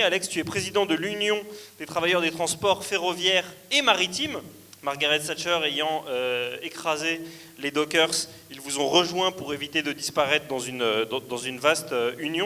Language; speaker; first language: French; native; French